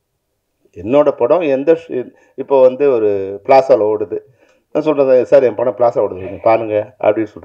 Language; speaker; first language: Tamil; native; Tamil